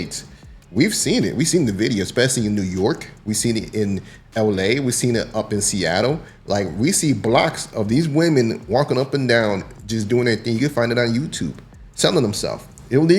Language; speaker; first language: English; native; English